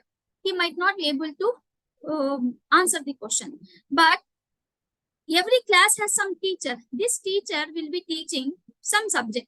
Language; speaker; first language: English; non-native, local second language; Telugu